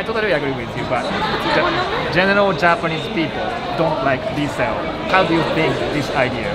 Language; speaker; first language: English; non-native, learner; Japanese